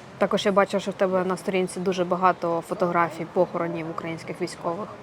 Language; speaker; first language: Ukrainian; native; Ukrainian